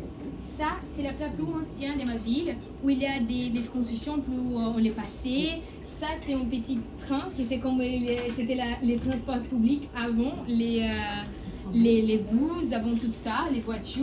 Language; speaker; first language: French; non-native, learner; Portuguese